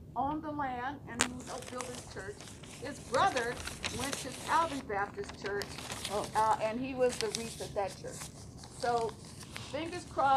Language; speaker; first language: English; native; English